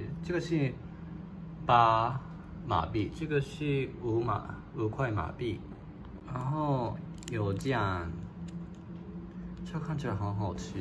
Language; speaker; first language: Chinese; non-native, fluent; Japanese